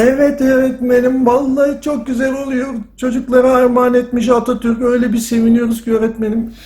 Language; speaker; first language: Turkish; early bilingual, heritage; Turkish